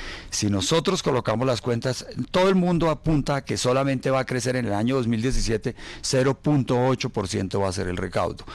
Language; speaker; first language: Spanish; native; Spanish